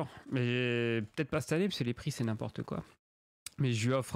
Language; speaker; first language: French; native; French